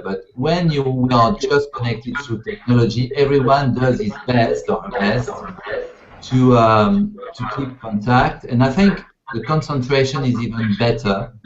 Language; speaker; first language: English; non-native, fluent; French